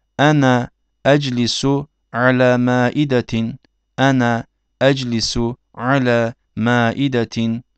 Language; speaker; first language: Arabic; non-native, fluent; Turkish